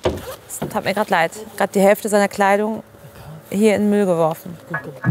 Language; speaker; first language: German; native; German